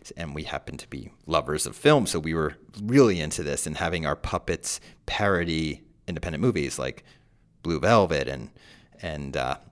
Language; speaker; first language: English; native; English